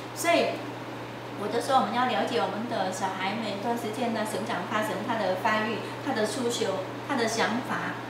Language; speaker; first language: Chinese; non-native, fluent; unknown